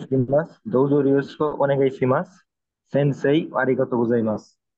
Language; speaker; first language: Japanese; non-native, learner; Bangla